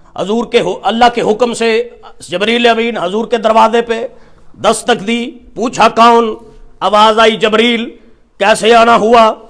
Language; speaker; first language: Urdu; non-native, local second language; Punjabi